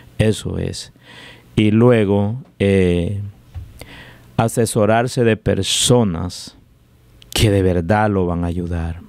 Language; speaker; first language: Spanish; native; Spanish